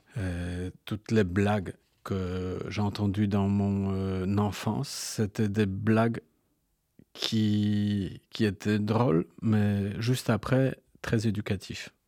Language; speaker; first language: French; non-native, fluent; Polish